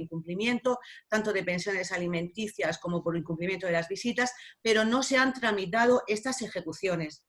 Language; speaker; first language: Spanish; native; Spanish